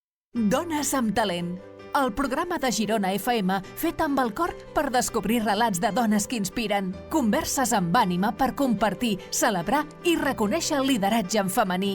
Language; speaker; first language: Catalan; native; Catalan